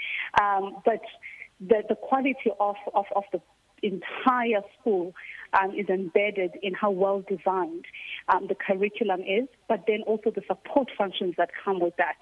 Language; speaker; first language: English; non-native, local second language; Xhosa